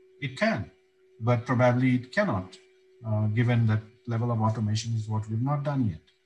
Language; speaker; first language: English; non-native, local second language; Bangla